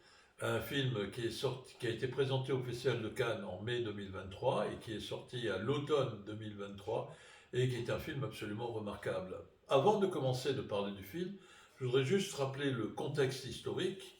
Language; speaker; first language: French; native; French